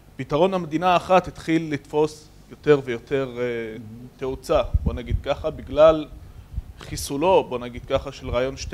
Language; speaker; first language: Hebrew; native; Hebrew